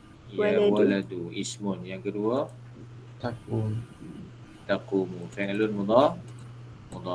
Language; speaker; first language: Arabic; non-native, fluent; Malay